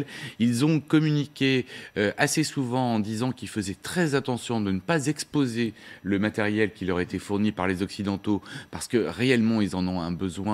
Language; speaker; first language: French; native; French